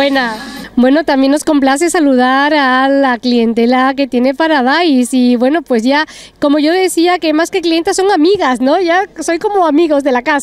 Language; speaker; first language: Spanish; native; Spanish